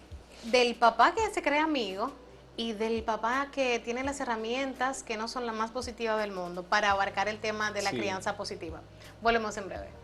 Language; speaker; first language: Spanish; native; Spanish